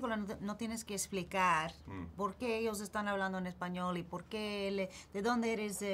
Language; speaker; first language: Spanish; non-native, fluent; English